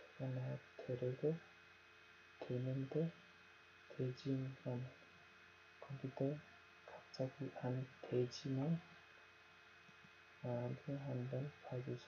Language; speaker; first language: Korean; non-native, learner; Nepali